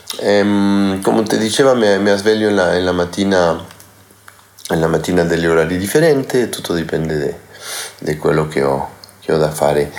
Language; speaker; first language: Italian; non-native, learner; Spanish